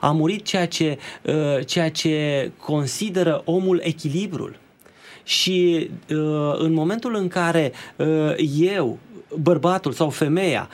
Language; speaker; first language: Romanian; native; Romanian